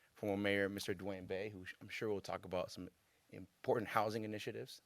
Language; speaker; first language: English; native; English